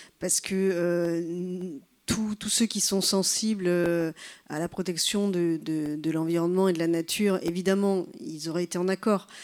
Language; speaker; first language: French; native; French